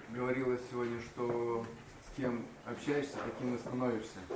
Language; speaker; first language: Russian; native; Russian